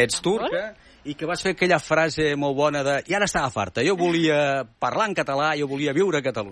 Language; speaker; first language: Catalan; native; Catalan